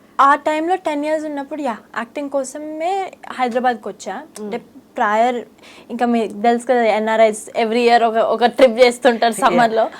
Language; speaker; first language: Telugu; early bilingual, heritage; Telugu